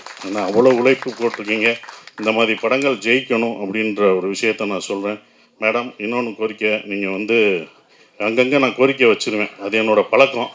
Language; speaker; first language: Tamil; native; Tamil